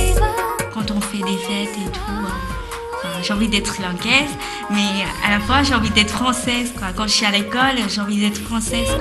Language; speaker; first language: French; non-native, learner; Tamil